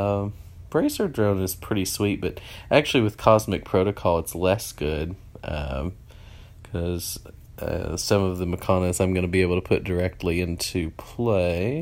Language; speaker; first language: English; native; English